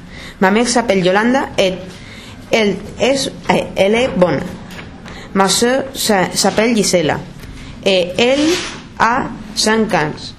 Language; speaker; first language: French; non-native, learner; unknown